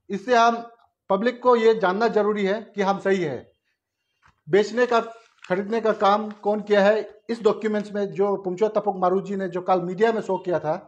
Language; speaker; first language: Hindi; non-native, local second language; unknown